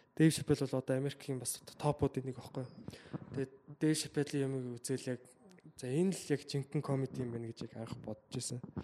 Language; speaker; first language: Mongolian; native; Mongolian